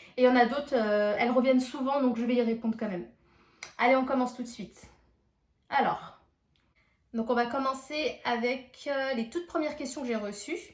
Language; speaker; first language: French; early bilingual, other home language; Arabic